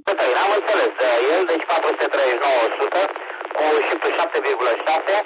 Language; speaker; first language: Romanian; native; Romanian